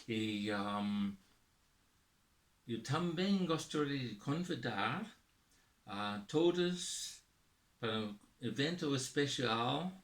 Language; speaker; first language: Portuguese; non-native, learner; English